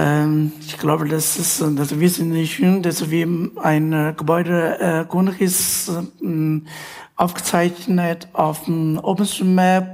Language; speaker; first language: German; non-native, fluent; Chinese